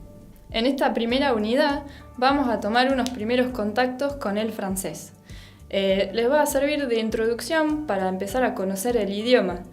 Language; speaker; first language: Spanish; non-native, fluent; French